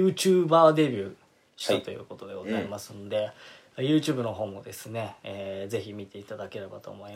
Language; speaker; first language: Japanese; native; Japanese